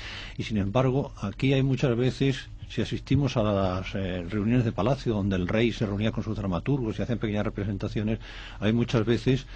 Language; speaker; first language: Spanish; native; Spanish